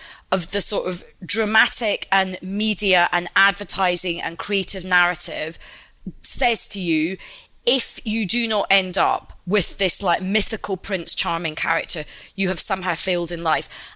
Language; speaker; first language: English; native; English